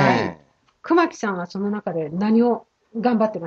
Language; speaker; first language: Japanese; native; Japanese